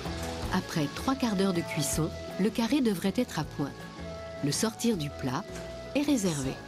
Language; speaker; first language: French; native; French